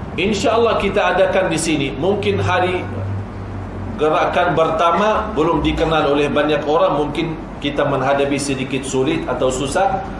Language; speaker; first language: Malay; non-native, fluent; Arabic